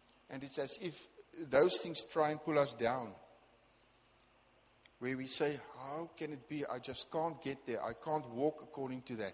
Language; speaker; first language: English; non-native, local second language; Afrikaans